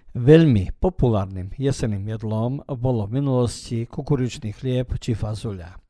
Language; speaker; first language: Slovak; early bilingual, heritage; Slovak